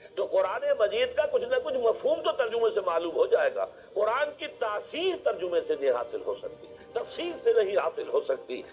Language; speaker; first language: Urdu; native; Urdu